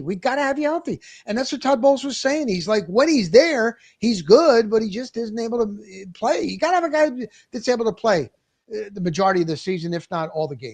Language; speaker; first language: English; native; English